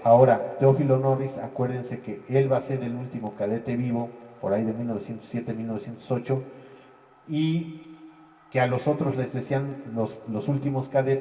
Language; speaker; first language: Spanish; native; Spanish